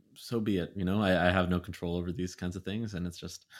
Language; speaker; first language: English; native; English